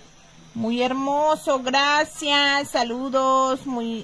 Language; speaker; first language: Spanish; native; Spanish